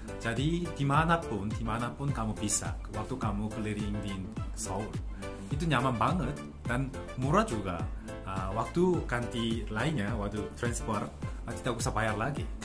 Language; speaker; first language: Indonesian; non-native, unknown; Korean